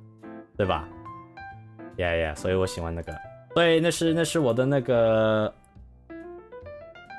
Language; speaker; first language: Chinese; non-native, learner; English